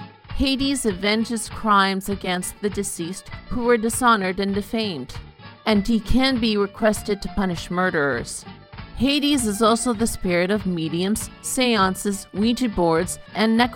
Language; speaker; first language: English; native; English